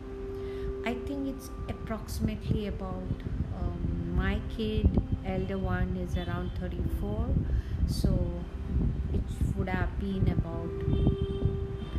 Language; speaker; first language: English; non-native, local second language; Malayalam